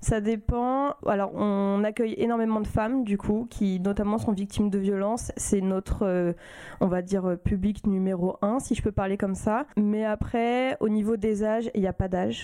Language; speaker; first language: French; native; French